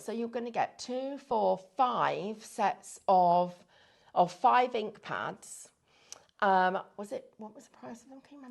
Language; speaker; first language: English; native; English